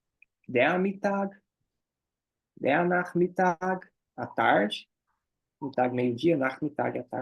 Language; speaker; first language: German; non-native, fluent; Portuguese